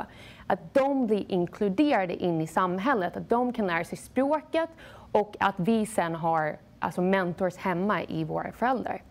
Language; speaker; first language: Swedish; non-native, fluent; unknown